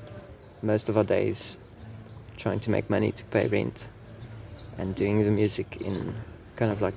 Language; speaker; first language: English; non-native, local second language; Afrikaans